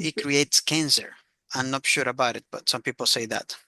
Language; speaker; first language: English; non-native, fluent; Spanish